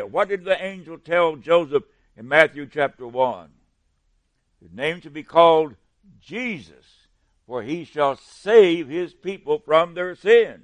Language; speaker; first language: English; native; English